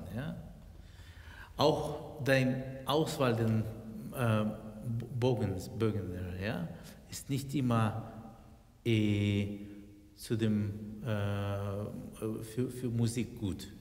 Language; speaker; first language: German; non-native, fluent; Russian